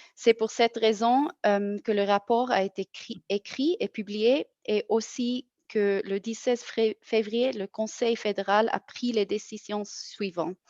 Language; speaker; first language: French; non-native, local second language; German